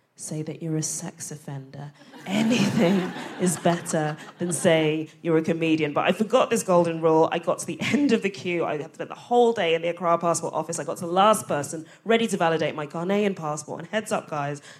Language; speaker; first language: English; early bilingual, other home language; Akan